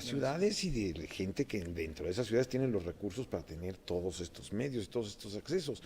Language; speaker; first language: Spanish; native; Spanish